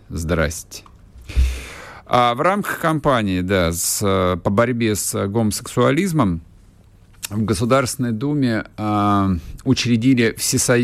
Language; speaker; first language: Russian; native; Russian